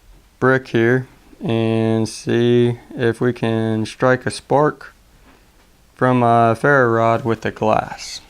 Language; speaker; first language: English; native; English